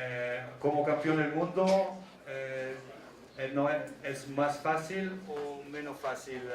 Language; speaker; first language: Spanish; non-native, learner; Italian